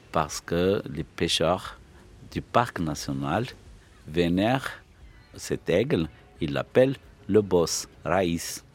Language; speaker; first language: French; non-native, local second language; Arabic